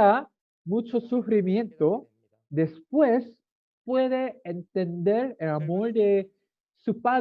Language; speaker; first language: Spanish; non-native, learner; Korean